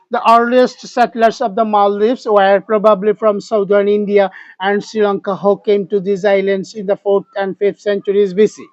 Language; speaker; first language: English; non-native, local second language; Bangla